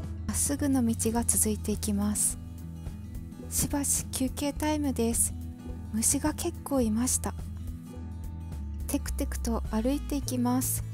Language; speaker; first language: Japanese; non-native, fluent; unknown